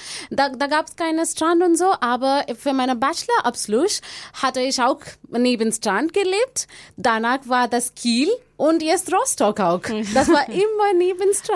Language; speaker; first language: German; non-native, learner; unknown